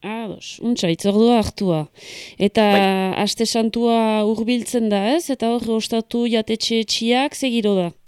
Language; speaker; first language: Basque; native; Basque